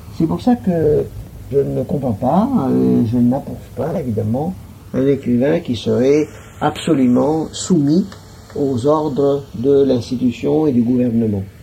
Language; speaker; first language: French; non-native, local second language; Arabic